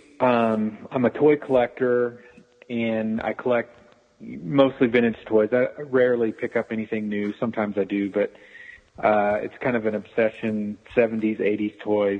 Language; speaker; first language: English; native; English